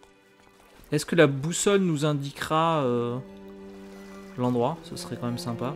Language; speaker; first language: French; native; French